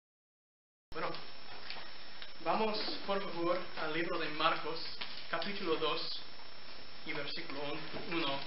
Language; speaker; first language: Spanish; non-native, fluent; English